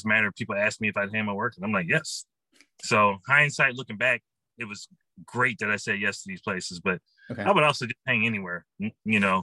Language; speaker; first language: English; native; English